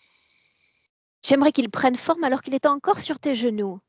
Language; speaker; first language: French; native; French